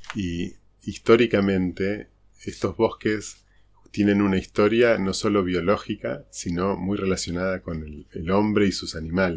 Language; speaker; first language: Spanish; native; Spanish